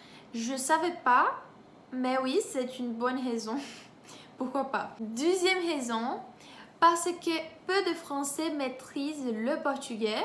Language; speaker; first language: French; non-native, fluent; Portuguese